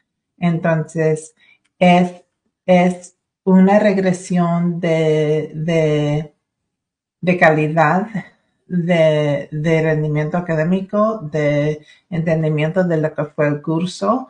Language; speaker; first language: Spanish; early bilingual, other home language; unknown